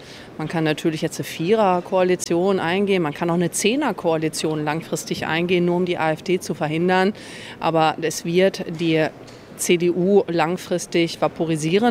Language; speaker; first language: German; native; German